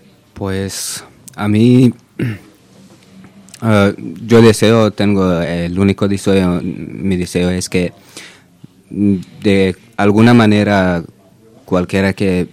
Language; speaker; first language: Spanish; non-native, fluent; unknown